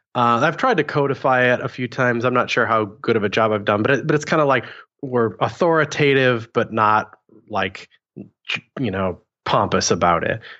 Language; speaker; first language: English; native; English